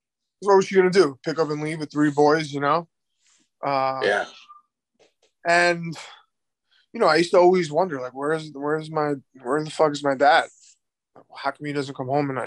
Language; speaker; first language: English; native; English